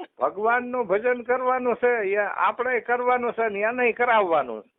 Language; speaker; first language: Gujarati; native; Gujarati